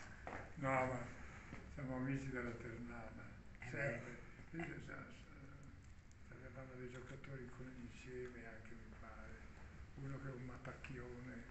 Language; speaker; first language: Italian; native; Italian